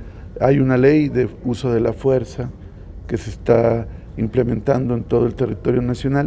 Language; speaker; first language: Spanish; native; Spanish